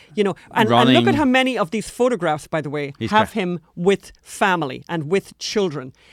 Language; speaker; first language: English; native; English